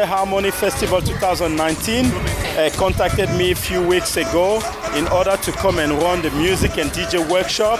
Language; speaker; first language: English; non-native, local second language; French